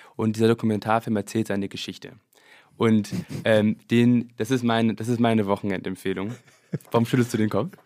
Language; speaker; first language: German; early bilingual, other home language; English